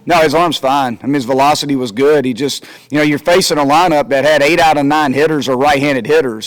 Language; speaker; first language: English; native; English